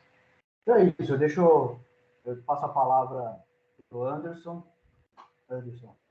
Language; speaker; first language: Portuguese; native; Portuguese